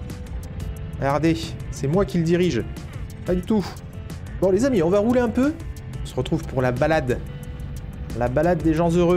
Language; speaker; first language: French; native; French